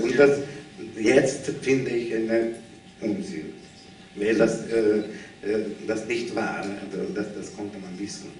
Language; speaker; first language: German; non-native, learner; Hungarian